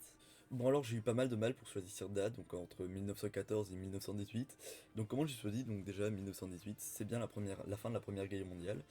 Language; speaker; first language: French; native; French